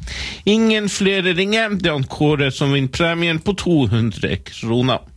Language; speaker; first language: Norwegian; native; Norwegian